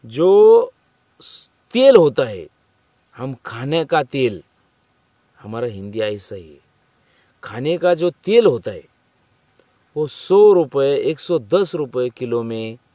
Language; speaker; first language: Hindi; non-native, local second language; Marathi